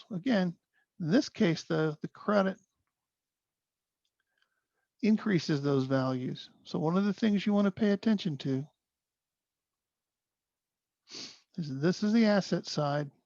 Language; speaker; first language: English; native; English